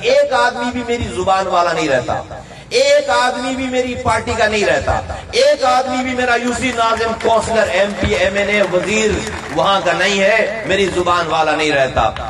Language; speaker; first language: Urdu; native; Urdu